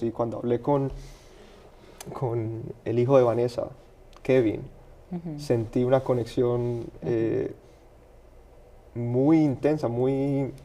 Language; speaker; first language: Spanish; early bilingual, heritage; Spanish